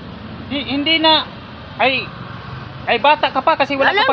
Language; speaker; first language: Filipino; non-native, local second language; Cebuano